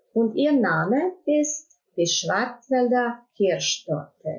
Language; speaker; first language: German; non-native, fluent; Croatian